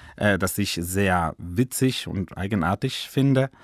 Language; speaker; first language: German; non-native, fluent; Spanish